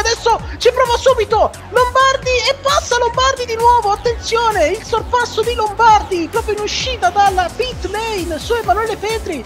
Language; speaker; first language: Italian; native; Italian